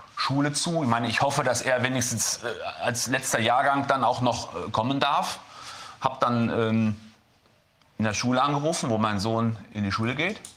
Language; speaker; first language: German; native; German